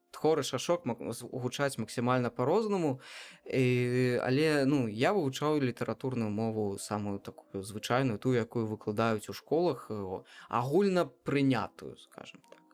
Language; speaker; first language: Belarusian; non-native, local second language; Russian